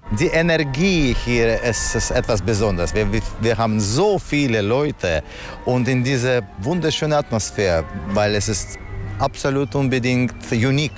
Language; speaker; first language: German; non-native, fluent; Russian